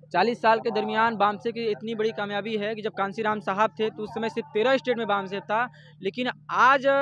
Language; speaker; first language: Hindi; native; Hindi